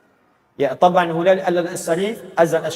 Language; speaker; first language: Arabic; non-native, fluent; Indonesian